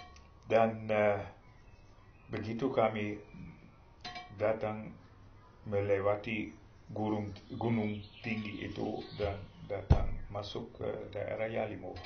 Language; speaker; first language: Indonesian; non-native, fluent; German